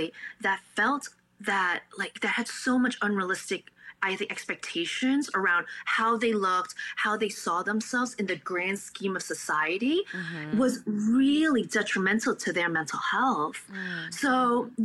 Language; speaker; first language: English; early bilingual, other home language; Cantonese